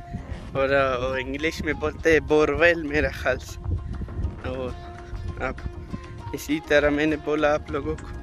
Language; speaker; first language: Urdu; non-native, local second language; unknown